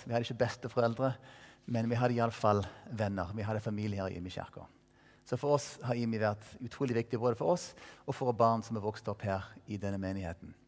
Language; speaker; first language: Norwegian; non-native, fluent; English